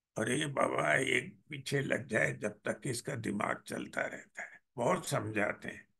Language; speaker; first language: Hindi; native; Hindi